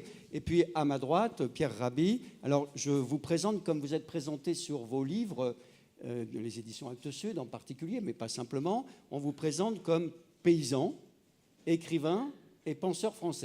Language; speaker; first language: French; native; French